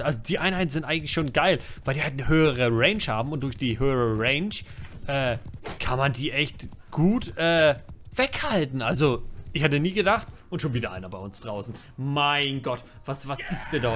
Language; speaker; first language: German; native; German